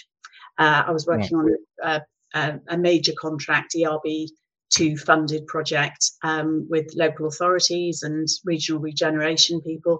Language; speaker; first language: English; native; English